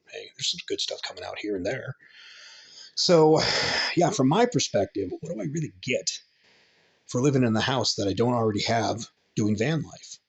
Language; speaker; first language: English; native; English